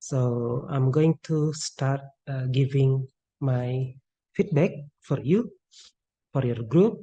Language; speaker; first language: English; non-native, local second language; Indonesian